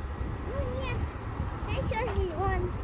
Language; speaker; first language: Russian; early bilingual, other home language; Tajik